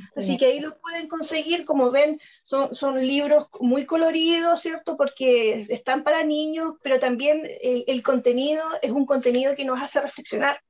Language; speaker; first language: Spanish; native; Spanish